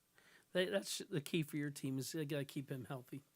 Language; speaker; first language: English; native; English